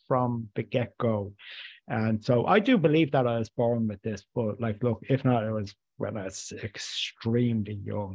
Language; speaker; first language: English; native; English